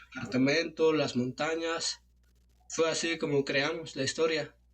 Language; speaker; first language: Spanish; non-native, local second language; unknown